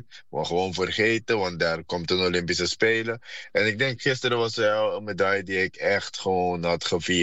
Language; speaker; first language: Dutch; non-native, fluent; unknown